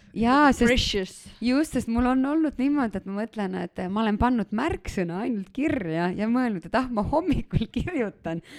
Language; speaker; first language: Estonian; native; Estonian